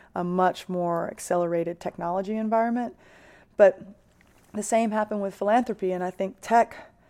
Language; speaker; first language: English; native; English